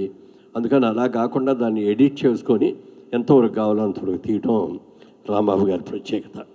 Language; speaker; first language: Telugu; native; Telugu